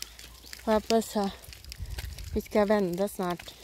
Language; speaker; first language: Swedish; non-native, learner; Cebuano